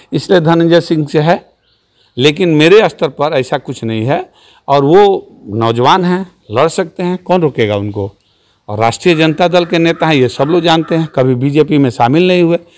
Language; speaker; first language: Hindi; native; Hindi